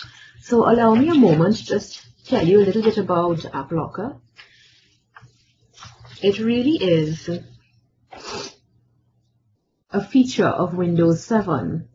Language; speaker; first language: English; native; English